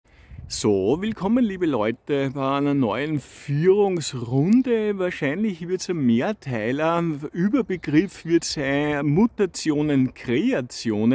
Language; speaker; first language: German; native; German